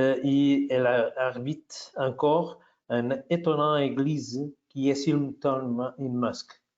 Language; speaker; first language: French; non-native, fluent; Portuguese